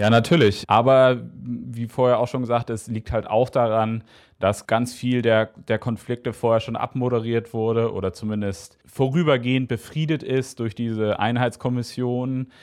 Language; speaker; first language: German; native; German